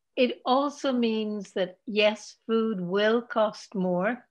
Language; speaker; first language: English; native; English